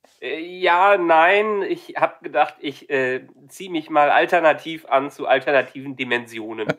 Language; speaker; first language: German; native; German